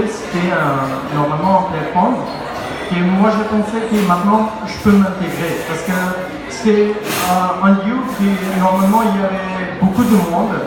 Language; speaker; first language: French; non-native, learner; Pashto